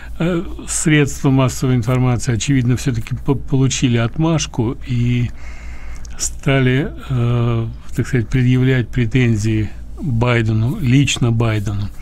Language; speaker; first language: Russian; native; Russian